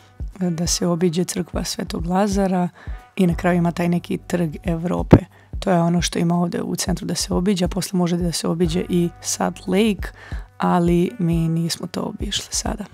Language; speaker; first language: Serbian; native; Serbian